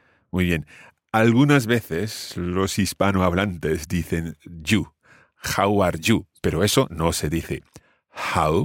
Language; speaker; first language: Spanish; non-native, fluent; English